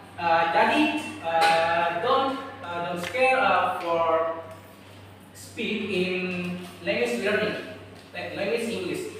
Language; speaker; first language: English; non-native, learner; Indonesian